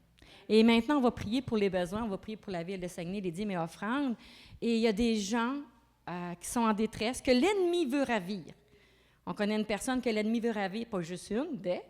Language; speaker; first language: French; native; French